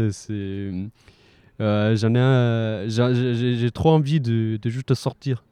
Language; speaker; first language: French; non-native, fluent; Chinese